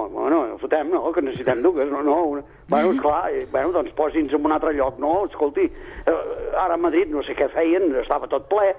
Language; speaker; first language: Catalan; native; Catalan